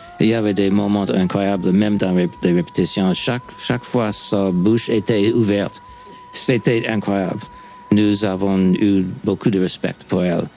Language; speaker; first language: French; non-native, fluent; English